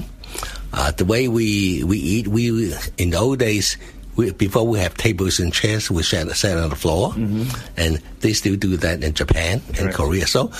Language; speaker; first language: English; non-native, local second language; Cantonese